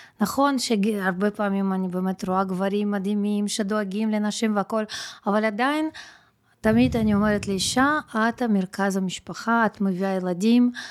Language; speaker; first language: Hebrew; non-native, fluent; Russian